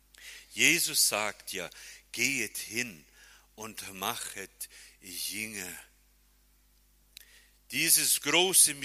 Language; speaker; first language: German; non-native, fluent; Portuguese